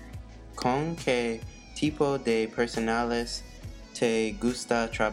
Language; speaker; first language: Spanish; non-native, learner; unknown